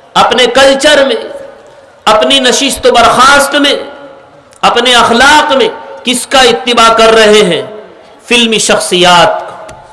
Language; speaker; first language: Urdu; native; Urdu